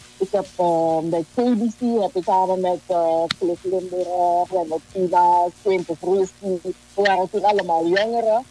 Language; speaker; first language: Dutch; native; Dutch